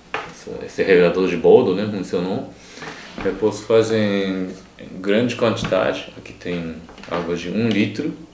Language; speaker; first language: Portuguese; non-native, fluent; Japanese